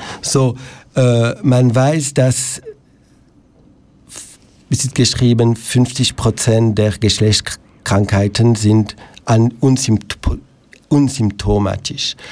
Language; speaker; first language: German; non-native, local second language; French